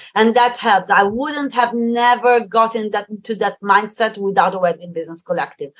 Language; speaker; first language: English; non-native, fluent; Italian